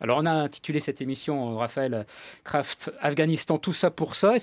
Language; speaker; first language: French; native; French